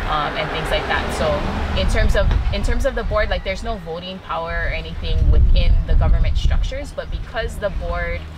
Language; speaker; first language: English; native; English